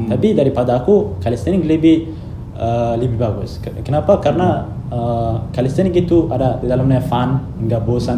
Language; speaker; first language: Indonesian; non-native, fluent; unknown